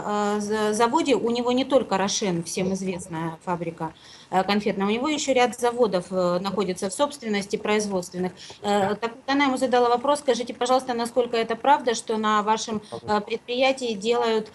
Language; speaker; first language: Russian; native; Russian